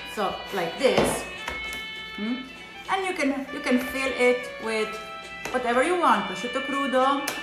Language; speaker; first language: English; non-native, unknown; Italian